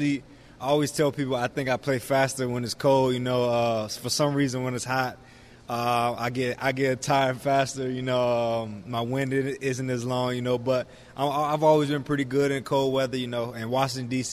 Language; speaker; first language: English; native; English